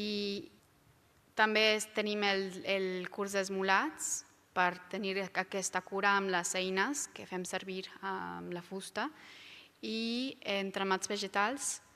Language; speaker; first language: Catalan; non-native, local second language; Spanish